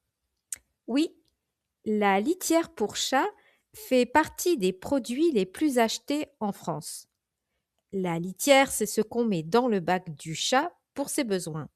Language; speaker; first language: French; native; French